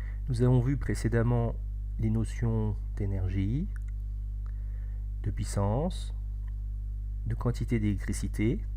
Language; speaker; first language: French; native; French